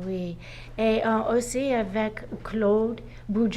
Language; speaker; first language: French; non-native, learner; English